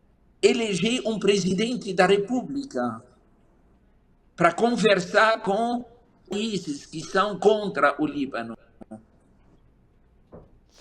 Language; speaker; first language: Portuguese; non-native, fluent; Arabic